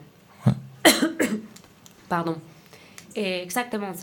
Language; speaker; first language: French; non-native, fluent; Spanish